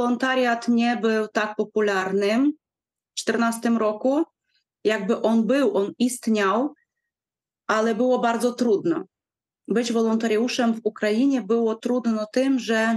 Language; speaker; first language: Polish; non-native, fluent; Ukrainian